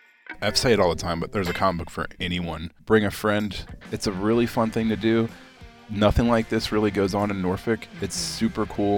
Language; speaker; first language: English; native; English